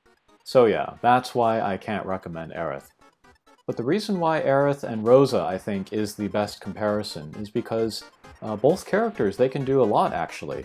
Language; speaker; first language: English; native; English